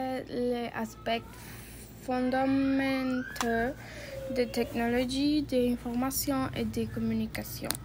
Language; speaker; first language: French; non-native, learner; Spanish